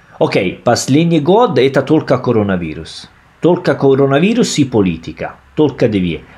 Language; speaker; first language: Russian; non-native, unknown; Italian